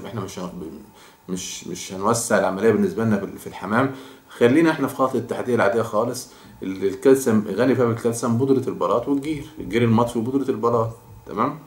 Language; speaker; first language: Arabic; native; Arabic